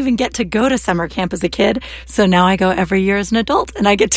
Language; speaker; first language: English; native; English